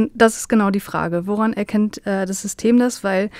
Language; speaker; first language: German; native; German